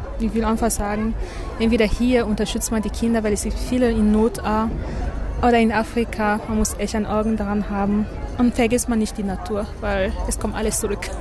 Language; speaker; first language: German; non-native, learner; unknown